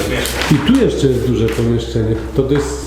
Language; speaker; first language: Polish; native; Polish